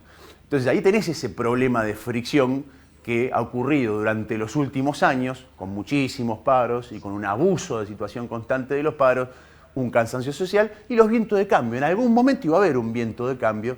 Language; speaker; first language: Spanish; native; Spanish